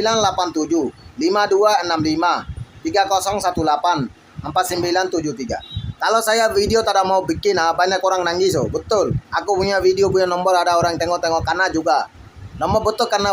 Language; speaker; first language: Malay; non-native, fluent; Bangla